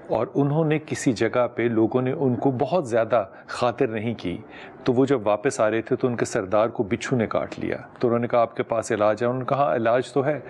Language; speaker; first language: Urdu; native; Urdu